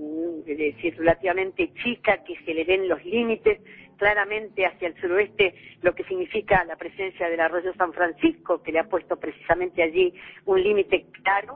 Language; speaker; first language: Spanish; native; Spanish